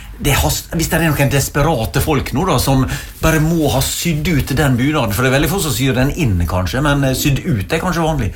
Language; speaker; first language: Norwegian; native; Norwegian